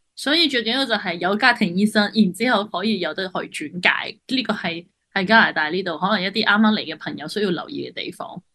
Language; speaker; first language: Cantonese; native; Cantonese